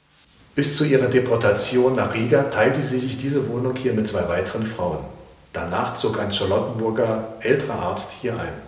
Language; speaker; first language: German; native; German